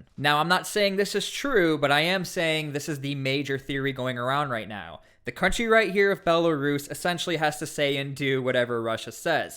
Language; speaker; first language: English; native; English